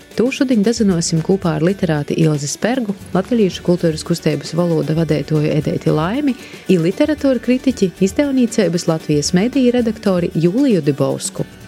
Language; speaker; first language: Latvian; native; Latvian